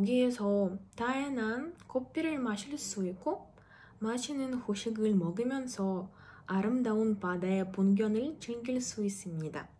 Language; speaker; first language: Korean; non-native, learner; Russian